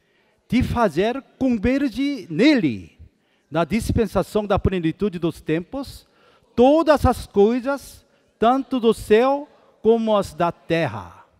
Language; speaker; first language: Portuguese; non-native, fluent; Korean